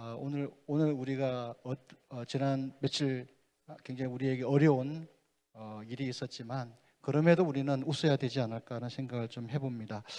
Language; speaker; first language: Korean; native; Korean